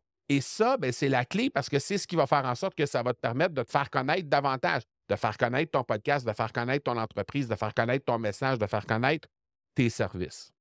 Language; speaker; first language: French; native; French